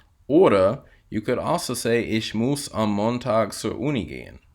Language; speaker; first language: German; non-native, fluent; English